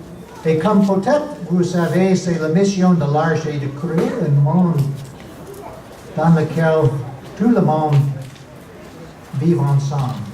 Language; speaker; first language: French; non-native, learner; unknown